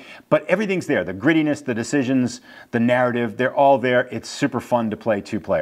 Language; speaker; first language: English; native; English